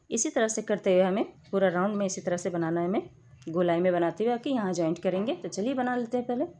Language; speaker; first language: Hindi; native; Hindi